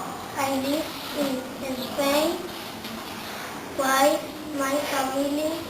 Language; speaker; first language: English; non-native, learner; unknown